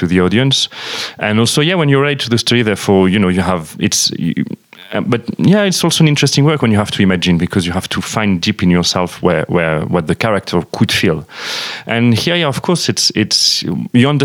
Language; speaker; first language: English; non-native, fluent; French